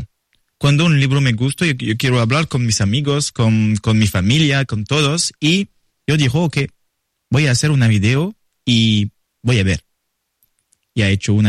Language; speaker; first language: Spanish; non-native, learner; French